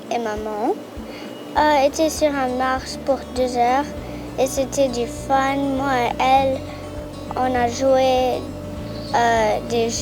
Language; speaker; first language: French; native; French